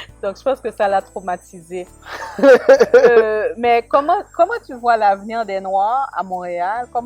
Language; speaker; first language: French; native; French